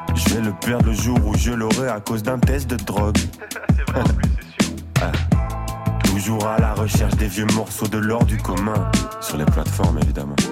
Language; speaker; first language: French; native; French